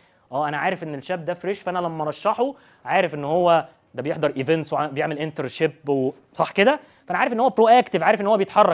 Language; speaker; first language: Arabic; native; Arabic